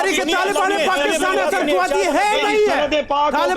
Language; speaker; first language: Hindi; non-native, learner; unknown